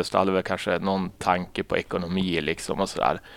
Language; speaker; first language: Swedish; native; Swedish